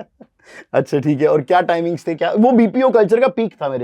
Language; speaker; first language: Hindi; native; Hindi